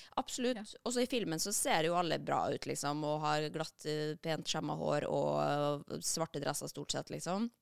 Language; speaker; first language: Norwegian; native; Norwegian